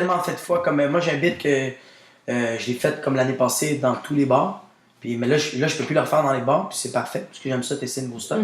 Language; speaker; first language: French; native; French